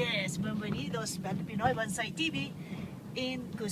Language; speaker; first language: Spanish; non-native, learner; Filipino